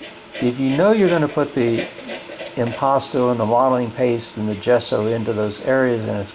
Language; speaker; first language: English; native; English